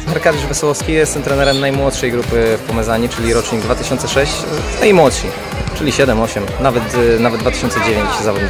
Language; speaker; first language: Polish; native; Polish